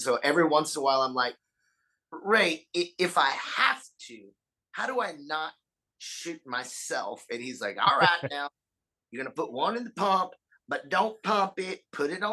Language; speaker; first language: English; native; English